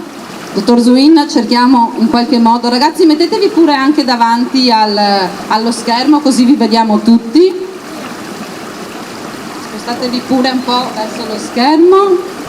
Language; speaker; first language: Italian; native; Italian